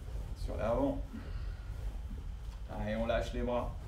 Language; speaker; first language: French; native; French